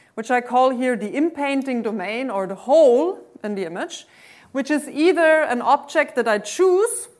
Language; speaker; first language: English; non-native, fluent; German